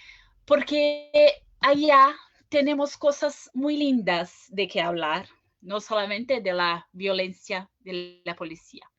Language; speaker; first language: Spanish; non-native, fluent; Portuguese